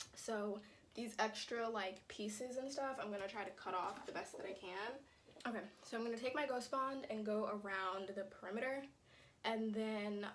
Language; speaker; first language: English; native; English